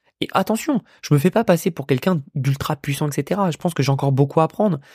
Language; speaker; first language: French; native; French